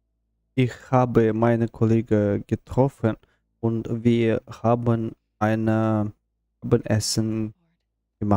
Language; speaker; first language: German; non-native, learner; Russian